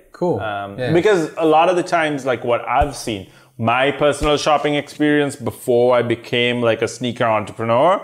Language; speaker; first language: English; non-native, local second language; Sinhala